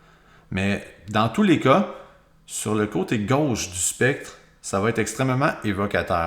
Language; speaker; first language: French; native; French